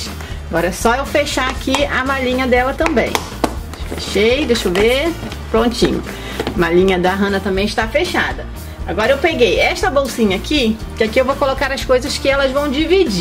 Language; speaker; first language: Portuguese; native; Portuguese